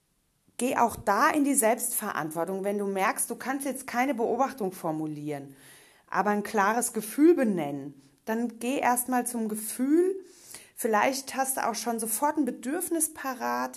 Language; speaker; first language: German; native; German